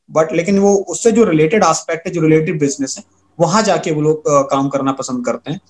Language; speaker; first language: Hindi; native; Hindi